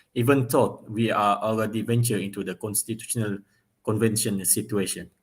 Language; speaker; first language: English; non-native, local second language; Malay